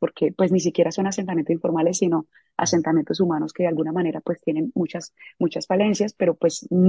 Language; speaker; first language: Spanish; native; Spanish